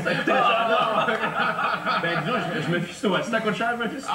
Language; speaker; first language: French; native; French